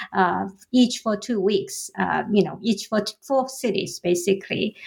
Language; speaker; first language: English; non-native, fluent; Chinese